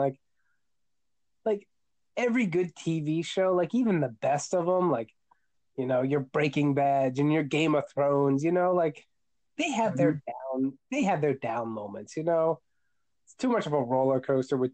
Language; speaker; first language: English; native; English